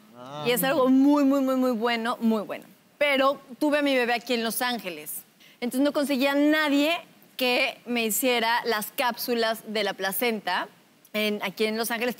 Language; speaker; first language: Spanish; native; Spanish